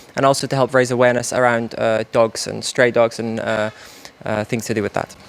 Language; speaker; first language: English; non-native, fluent; Italian